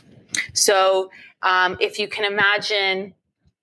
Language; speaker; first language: English; native; English